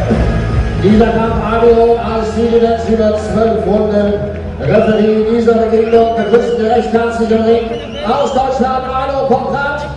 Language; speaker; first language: German; native; German